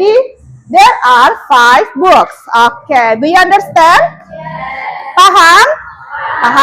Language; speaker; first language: English; non-native, learner; Indonesian